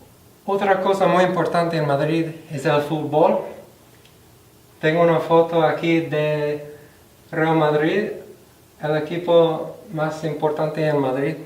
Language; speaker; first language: Spanish; non-native, fluent; English